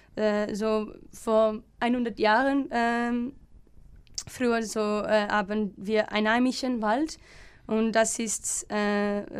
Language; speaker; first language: German; non-native, fluent; Portuguese